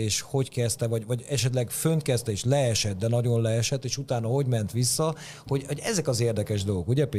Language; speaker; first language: Hungarian; native; Hungarian